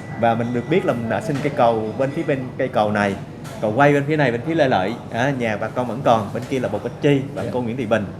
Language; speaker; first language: Vietnamese; native; Vietnamese